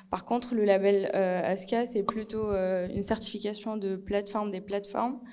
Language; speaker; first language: French; non-native, local second language; Arabic